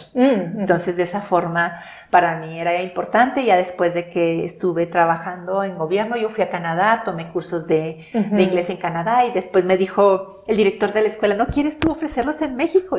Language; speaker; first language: Spanish; non-native, local second language; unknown